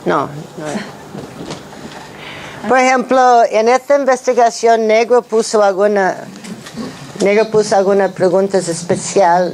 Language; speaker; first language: Spanish; non-native, fluent; English